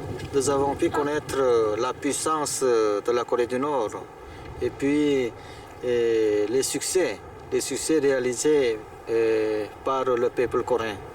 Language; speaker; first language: French; non-native, fluent; Korean